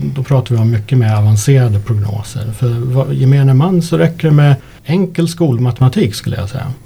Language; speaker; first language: Swedish; early bilingual, other home language; English